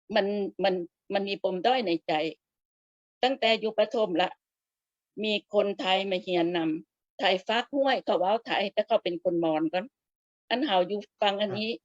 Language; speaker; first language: Thai; non-native, local second language; Lao